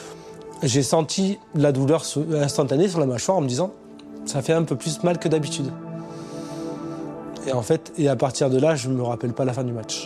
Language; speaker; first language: French; native; French